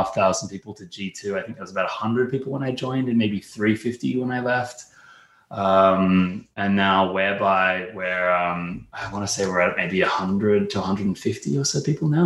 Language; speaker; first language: English; native; English